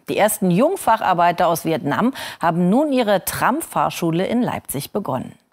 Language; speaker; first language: German; native; German